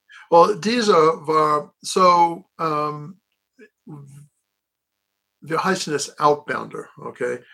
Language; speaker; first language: German; non-native, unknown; English